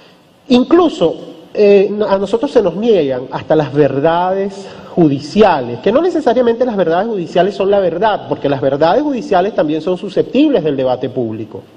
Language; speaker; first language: Spanish; native; Spanish